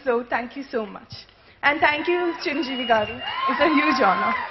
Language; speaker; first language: Telugu; non-native, fluent; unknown